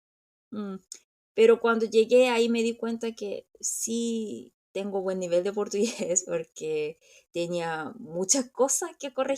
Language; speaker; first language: Spanish; non-native, fluent; Korean